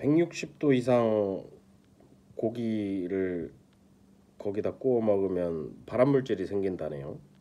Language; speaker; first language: Korean; native; Korean